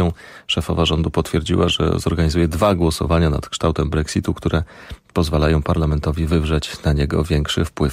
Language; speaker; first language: Polish; native; Polish